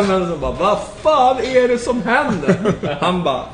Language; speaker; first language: Swedish; native; Swedish